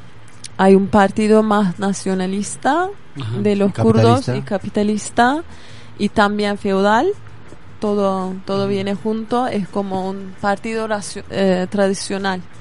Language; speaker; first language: Spanish; non-native, fluent; Kurdish